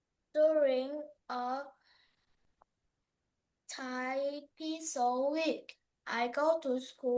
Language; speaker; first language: English; non-native, learner; Vietnamese